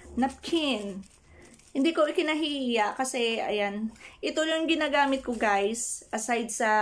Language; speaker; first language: Filipino; non-native, local second language; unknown